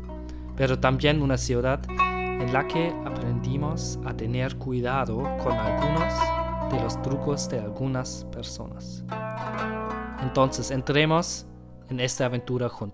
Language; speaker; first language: Spanish; non-native, learner; German